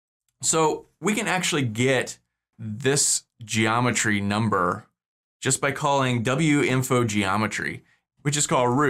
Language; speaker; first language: English; native; English